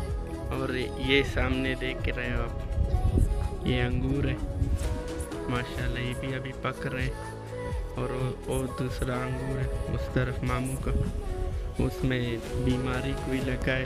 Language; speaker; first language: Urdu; non-native, local second language; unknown